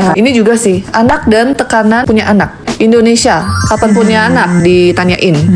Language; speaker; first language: Indonesian; early bilingual, other home language; Korean